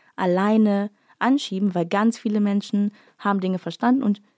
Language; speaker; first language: German; native; German